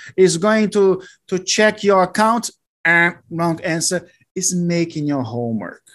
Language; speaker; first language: English; non-native, learner; Portuguese